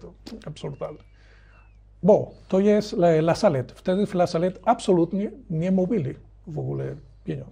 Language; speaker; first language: Polish; non-native, learner; Spanish